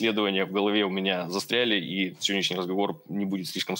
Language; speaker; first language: Russian; native; Russian